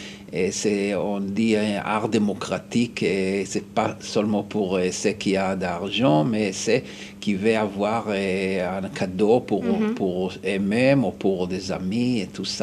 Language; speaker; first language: French; non-native, fluent; Hebrew